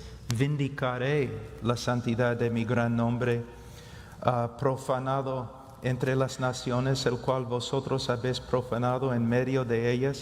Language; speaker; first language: Spanish; non-native, fluent; English